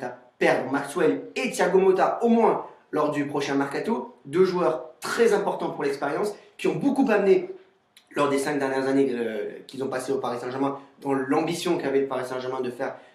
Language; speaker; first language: French; native; French